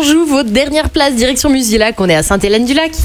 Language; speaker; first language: French; native; French